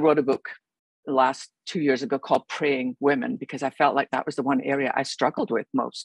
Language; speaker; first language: English; native; English